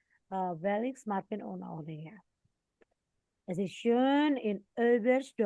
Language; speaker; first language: German; non-native, fluent; Indonesian